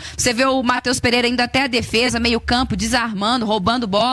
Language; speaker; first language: Portuguese; native; Portuguese